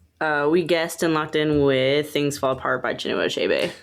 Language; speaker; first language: English; native; English